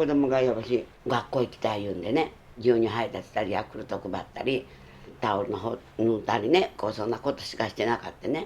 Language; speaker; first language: Japanese; native; Japanese